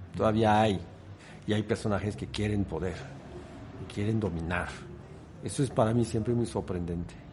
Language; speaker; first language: Spanish; non-native, fluent; French